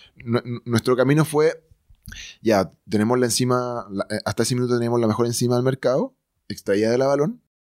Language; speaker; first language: Spanish; native; Spanish